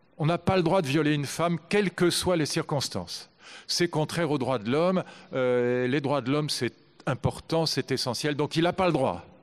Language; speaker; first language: French; native; French